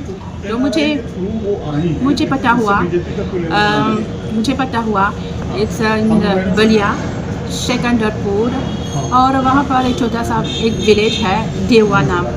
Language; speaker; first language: Hindi; non-native, fluent; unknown